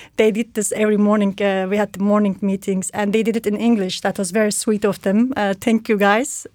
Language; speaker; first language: English; non-native, fluent; Turkish